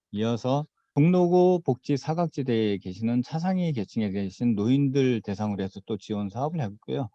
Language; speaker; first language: Korean; native; Korean